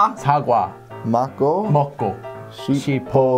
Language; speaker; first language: Korean; non-native, learner; English